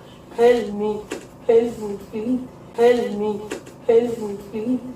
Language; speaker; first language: English; non-native, learner; Spanish